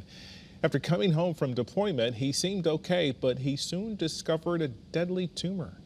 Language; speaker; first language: English; native; English